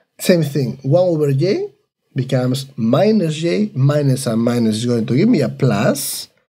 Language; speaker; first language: English; non-native, fluent; Spanish